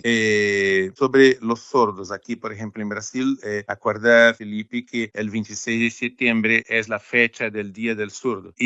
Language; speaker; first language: Spanish; non-native, fluent; Portuguese